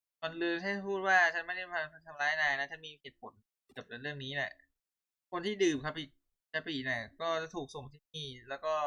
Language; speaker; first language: Thai; native; Thai